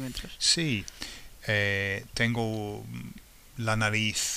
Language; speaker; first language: Spanish; non-native, fluent; English